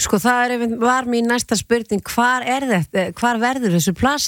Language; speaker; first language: Icelandic; native; Icelandic